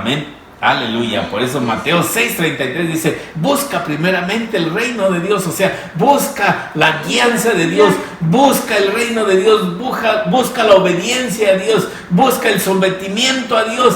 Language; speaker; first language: Spanish; native; Spanish